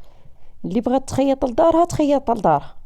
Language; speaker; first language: Arabic; native; Arabic